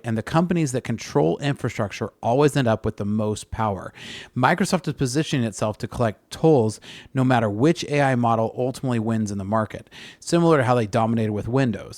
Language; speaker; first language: English; native; English